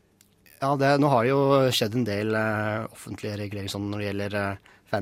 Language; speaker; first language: Norwegian; native; Norwegian